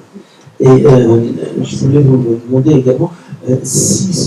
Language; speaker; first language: French; native; French